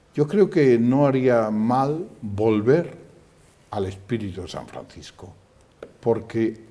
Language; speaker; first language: Spanish; native; Spanish